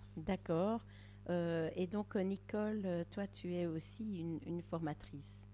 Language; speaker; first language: French; native; French